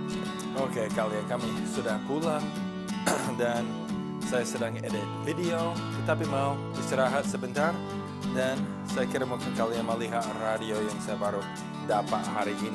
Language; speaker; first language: Indonesian; non-native, fluent; English